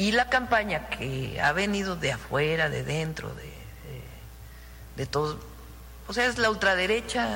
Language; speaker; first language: Spanish; native; Spanish